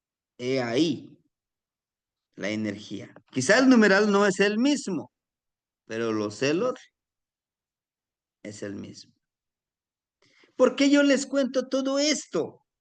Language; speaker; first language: Spanish; native; Spanish